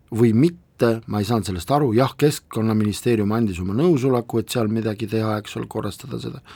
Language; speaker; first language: Estonian; non-native, local second language; Russian